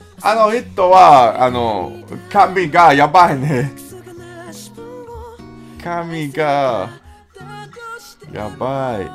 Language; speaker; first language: Japanese; non-native, learner; English